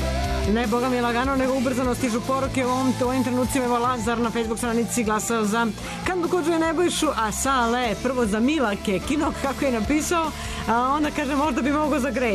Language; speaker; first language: Serbian; native; Serbian